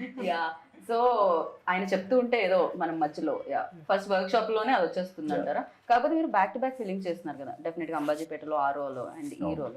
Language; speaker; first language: Telugu; native; Telugu